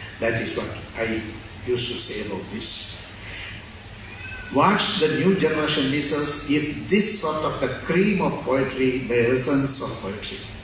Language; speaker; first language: English; non-native, local second language; Malayalam